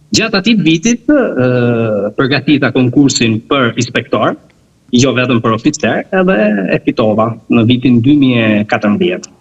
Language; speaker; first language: Albanian; early bilingual, heritage; Albanian